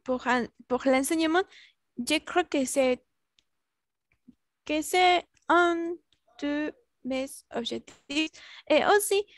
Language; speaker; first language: French; non-native, learner; Spanish